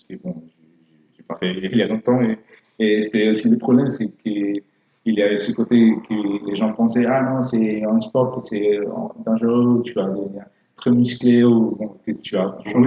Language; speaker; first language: French; non-native, fluent; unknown